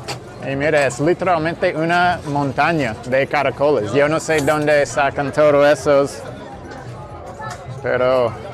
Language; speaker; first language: Spanish; non-native, fluent; English